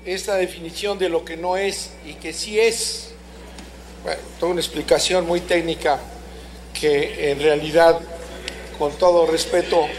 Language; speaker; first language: Spanish; native; Spanish